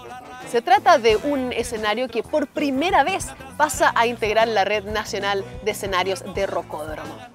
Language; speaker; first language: Spanish; native; Spanish